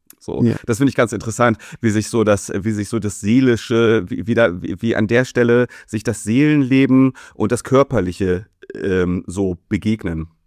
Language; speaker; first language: German; native; German